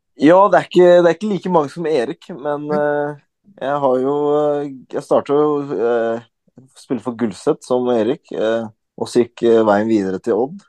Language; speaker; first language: Norwegian; early bilingual, other home language; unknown